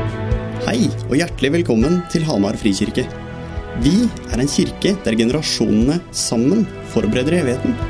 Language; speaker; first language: Norwegian; native; Norwegian